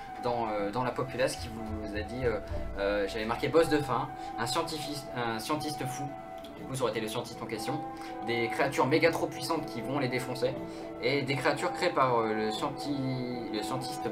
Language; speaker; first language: French; native; French